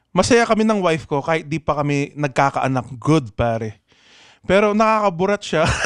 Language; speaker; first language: Filipino; non-native, local second language; Pangasinan